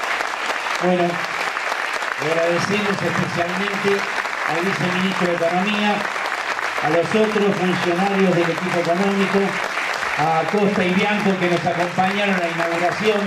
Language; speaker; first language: Spanish; native; Spanish